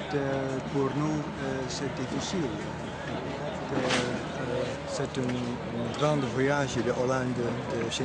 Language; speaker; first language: French; non-native, learner; Dutch